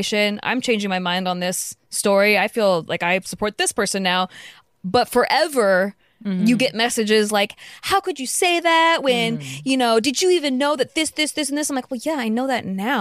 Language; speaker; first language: English; native; English